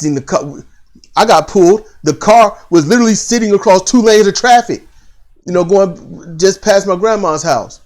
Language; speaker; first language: English; native; English